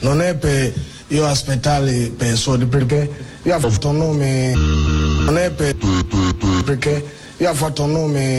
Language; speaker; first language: Italian; non-native, learner; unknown